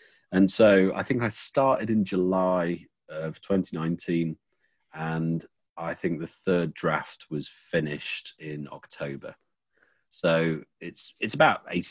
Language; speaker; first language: English; native; English